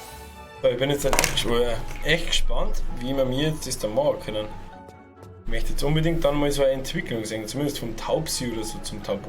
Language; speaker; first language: German; native; German